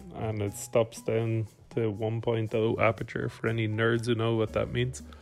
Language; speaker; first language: English; native; English